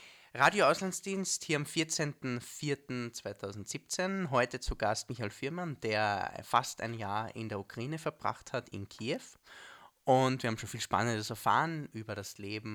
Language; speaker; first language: German; native; German